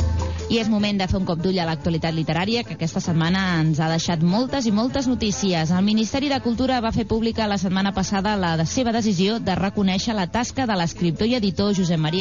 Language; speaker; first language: Catalan; native; Catalan